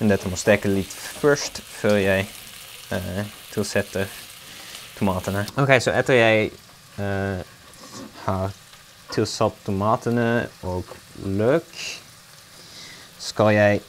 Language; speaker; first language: Norwegian; non-native, learner; Dutch